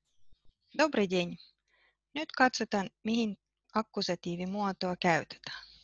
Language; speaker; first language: Finnish; non-native, fluent; Russian